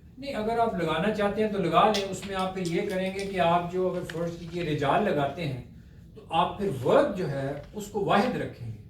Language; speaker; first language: Urdu; native; Urdu